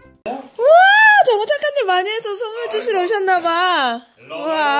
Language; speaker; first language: Korean; native; Korean